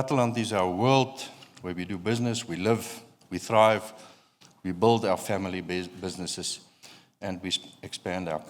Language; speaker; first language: English; non-native, local second language; Afrikaans